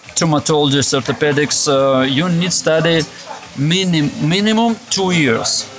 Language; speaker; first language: English; non-native, learner; Russian